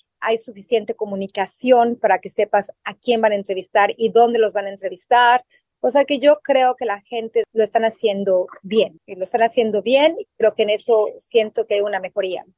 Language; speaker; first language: Spanish; native; Spanish